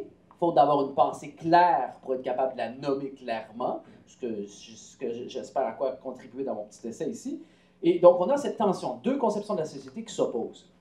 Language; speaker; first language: French; native; French